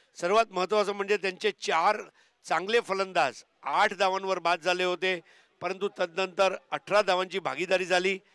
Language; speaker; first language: Marathi; native; Marathi